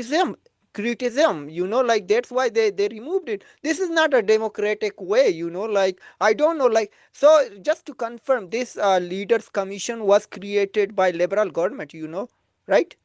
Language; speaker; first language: English; non-native, fluent; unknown